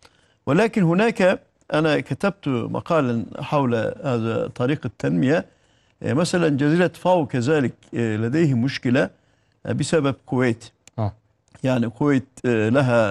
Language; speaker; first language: Arabic; non-native, fluent; Turkish